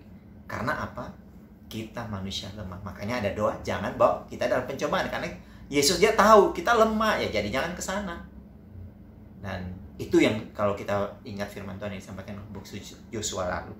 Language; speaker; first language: Indonesian; native; Indonesian